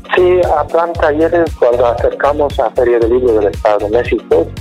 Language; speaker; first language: Spanish; non-native, fluent; Persian